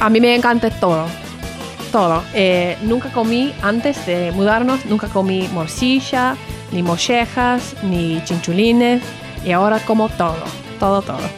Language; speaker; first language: Spanish; non-native, learner; English